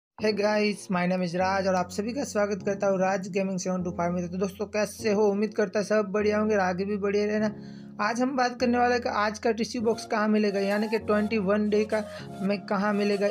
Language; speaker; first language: Hindi; native; Hindi